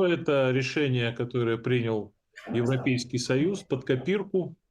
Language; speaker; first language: Russian; native; Russian